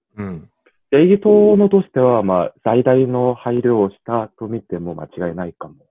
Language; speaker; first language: Japanese; non-native, learner; Korean